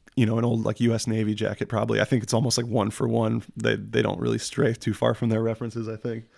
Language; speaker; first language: English; early bilingual, other home language; French